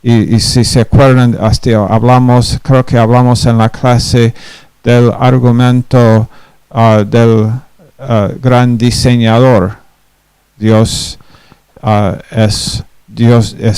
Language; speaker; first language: Spanish; non-native, fluent; English